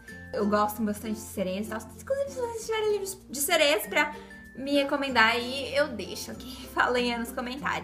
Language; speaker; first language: Portuguese; native; Portuguese